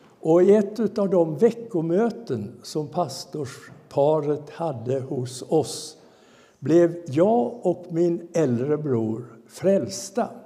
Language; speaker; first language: Swedish; native; Swedish